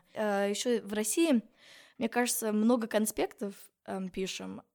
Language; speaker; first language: Russian; non-native, fluent; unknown